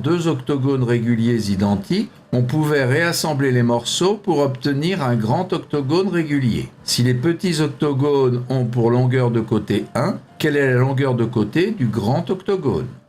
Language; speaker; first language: French; native; French